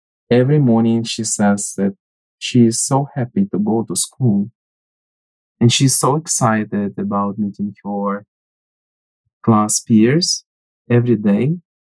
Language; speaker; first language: English; non-native, fluent; Ukrainian